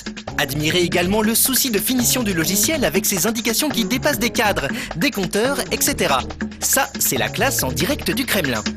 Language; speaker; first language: French; native; French